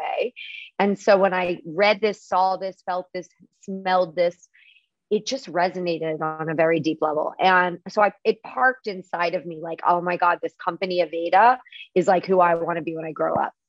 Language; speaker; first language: English; native; English